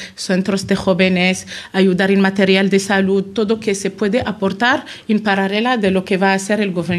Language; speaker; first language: Spanish; non-native, fluent; Arabic